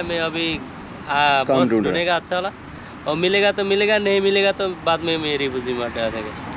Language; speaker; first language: Hindi; non-native, learner; Bangla